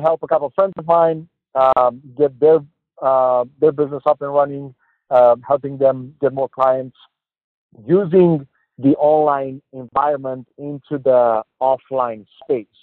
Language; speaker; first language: English; non-native, fluent; Romanian